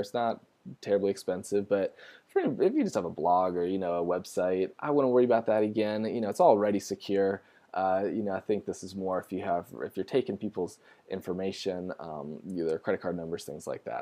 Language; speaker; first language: English; native; English